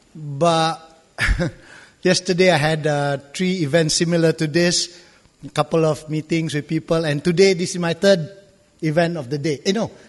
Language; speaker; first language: English; non-native, local second language; Malay